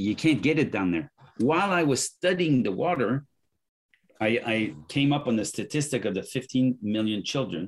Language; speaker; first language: English; non-native, fluent; French